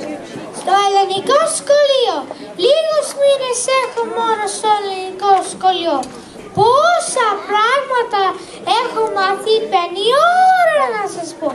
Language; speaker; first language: Greek; early bilingual, heritage; Greek